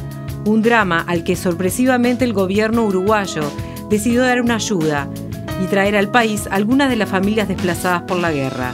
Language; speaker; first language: Spanish; native; Spanish